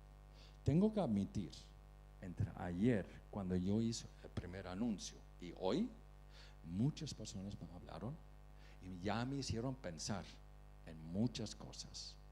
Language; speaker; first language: Spanish; non-native, fluent; Dutch